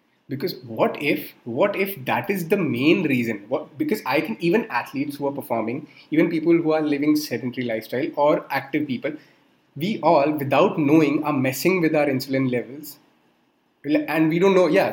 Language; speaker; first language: English; non-native, local second language; Hindi